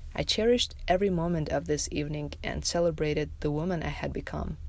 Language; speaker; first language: English; non-native, fluent; Tajik